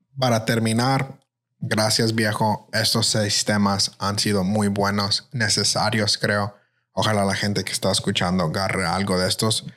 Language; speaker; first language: Spanish; early bilingual, heritage; Spanish